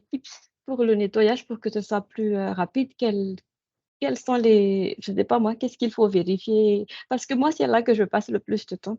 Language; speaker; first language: French; non-native, local second language; Malagasy